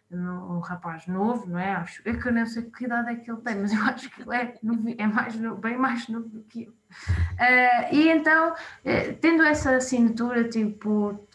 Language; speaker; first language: Portuguese; native; Portuguese